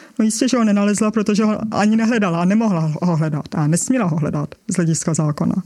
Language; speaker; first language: Czech; native; Czech